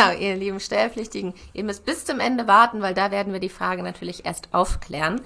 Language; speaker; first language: German; native; German